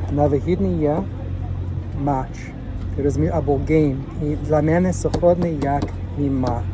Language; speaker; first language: Ukrainian; non-native, learner; English